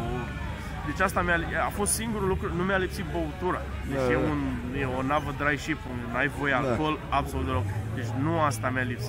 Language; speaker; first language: Romanian; native; Romanian